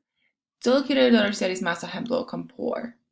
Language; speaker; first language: Spanish; non-native, fluent; English